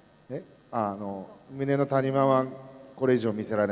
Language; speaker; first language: Japanese; native; Japanese